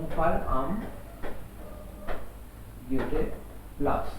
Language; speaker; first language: German; non-native, fluent; Hindi